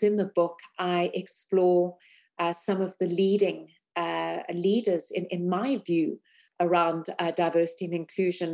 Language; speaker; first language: English; native; English